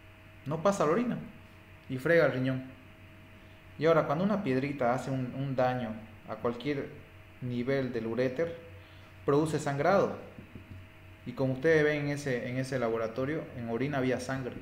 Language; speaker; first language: Spanish; native; Spanish